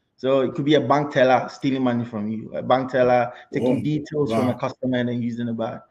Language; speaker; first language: English; non-native, local second language; Akan